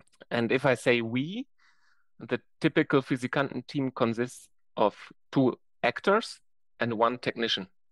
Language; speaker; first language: English; non-native, fluent; German